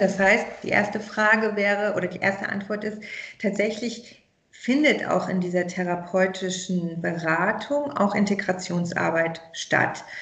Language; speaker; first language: German; early bilingual, other home language; Persian